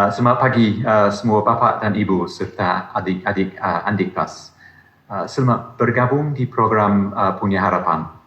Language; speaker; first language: Indonesian; non-native, learner; English